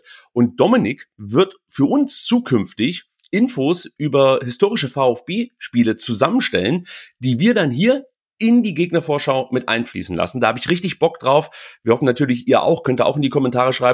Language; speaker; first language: German; native; German